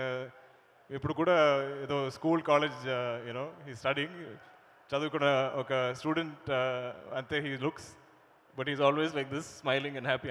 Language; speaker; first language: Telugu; non-native, learner; Malayalam